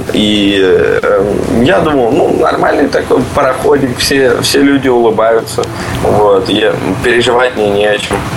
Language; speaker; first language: Russian; native; Russian